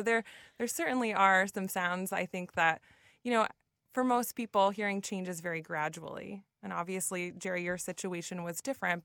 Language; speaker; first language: English; native; English